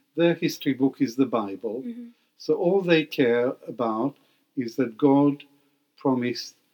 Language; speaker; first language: English; non-native, fluent; Hebrew